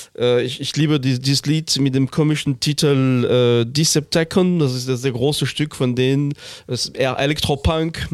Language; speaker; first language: German; non-native, fluent; French